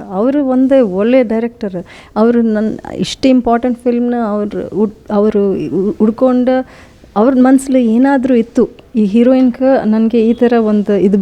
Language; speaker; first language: Kannada; non-native, learner; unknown